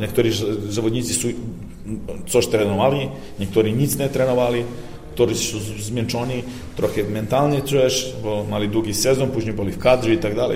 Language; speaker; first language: Polish; non-native, learner; Serbian